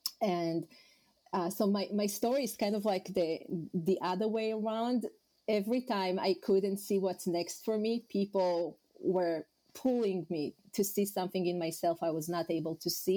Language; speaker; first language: English; non-native, fluent; Hebrew